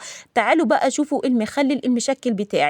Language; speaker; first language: Arabic; native; Arabic